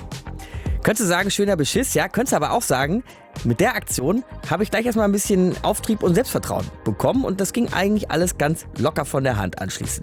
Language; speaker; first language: German; native; German